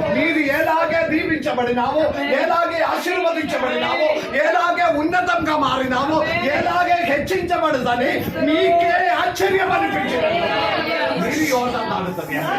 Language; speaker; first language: Telugu; non-native, local second language; Malayalam